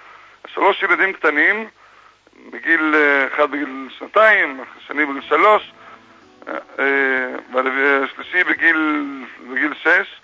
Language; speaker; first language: Hebrew; non-native, fluent; English